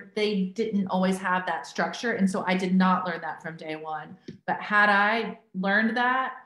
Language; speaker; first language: English; native; English